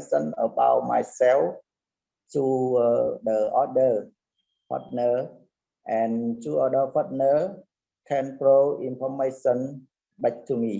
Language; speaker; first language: English; non-native, learner; Khmer